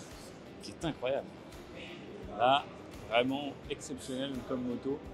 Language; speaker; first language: French; native; French